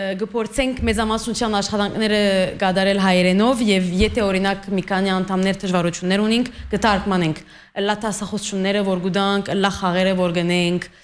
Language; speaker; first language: Armenian; early bilingual, heritage; Armenian